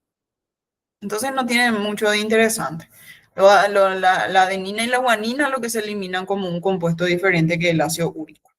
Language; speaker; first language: Spanish; native; Spanish